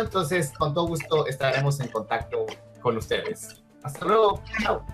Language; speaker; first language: Spanish; native; Spanish